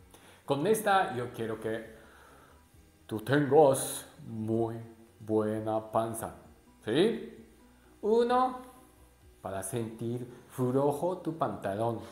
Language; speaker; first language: Spanish; non-native, learner; Japanese